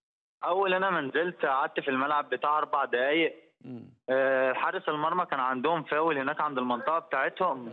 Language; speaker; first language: Arabic; native; Arabic